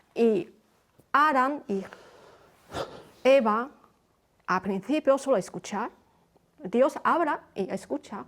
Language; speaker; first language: Spanish; non-native, fluent; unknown